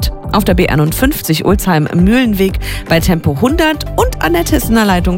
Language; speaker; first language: German; native; German